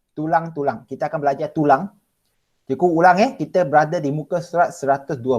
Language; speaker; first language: Malay; non-native, local second language; Chinese